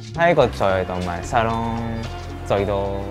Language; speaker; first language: Cantonese; non-native, learner; Japanese